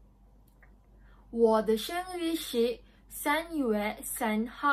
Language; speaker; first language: Chinese; non-native, learner; Malay